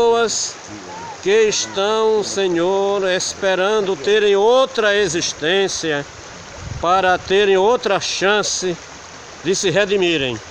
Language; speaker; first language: Portuguese; native; Portuguese